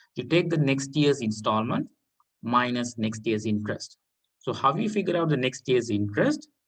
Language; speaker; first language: English; non-native, local second language; Sinhala